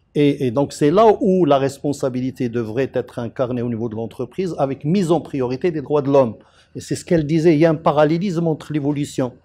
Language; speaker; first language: French; non-native, local second language; Arabic